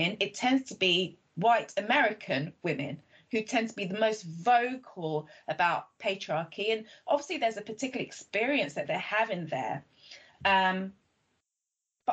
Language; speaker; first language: English; native; English